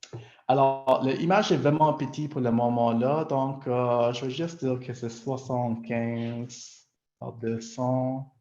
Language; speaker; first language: French; non-native, local second language; English